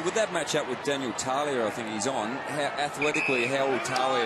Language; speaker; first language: English; native; English